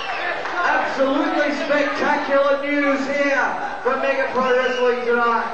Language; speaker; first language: English; native; English